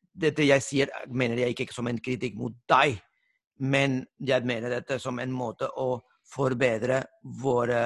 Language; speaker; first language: Norwegian; non-native, fluent; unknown